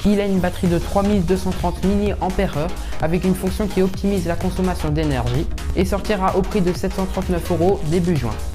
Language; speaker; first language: French; native; French